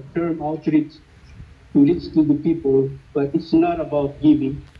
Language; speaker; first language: English; non-native, fluent; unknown